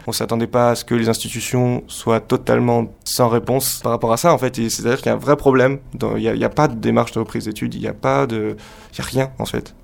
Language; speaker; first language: French; native; French